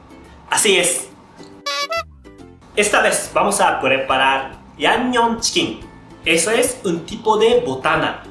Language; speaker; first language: Spanish; non-native, learner; Japanese